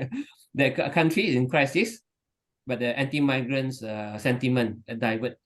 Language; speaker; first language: English; non-native, fluent; Malay